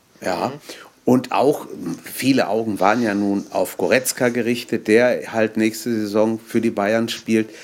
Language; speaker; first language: German; native; German